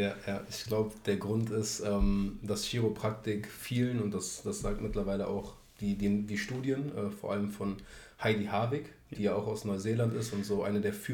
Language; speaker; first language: German; native; German